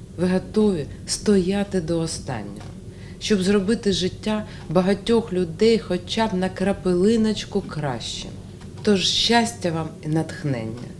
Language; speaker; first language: Ukrainian; non-native, local second language; Russian